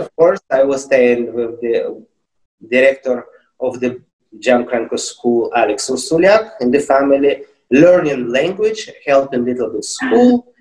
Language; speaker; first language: English; non-native, fluent; Russian